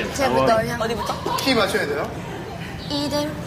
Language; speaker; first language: Korean; native; Korean